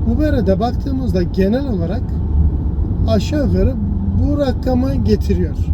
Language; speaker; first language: Turkish; early bilingual, heritage; Turkish